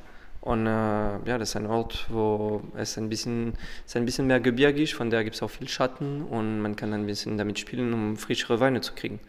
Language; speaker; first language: German; non-native, fluent; French